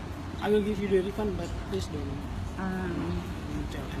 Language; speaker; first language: English; non-native, learner; Indonesian